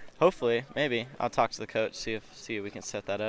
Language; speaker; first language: English; native; English